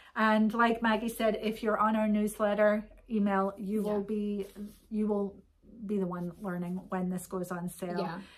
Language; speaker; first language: English; native; English